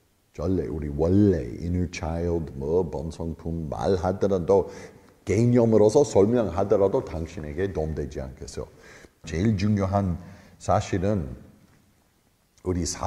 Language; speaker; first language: Korean; non-native, fluent; English